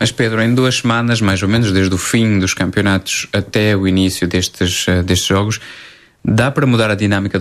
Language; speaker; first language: Portuguese; native; Portuguese